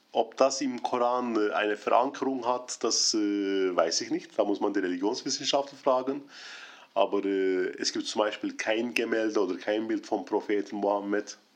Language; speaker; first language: German; non-native, fluent; Turkish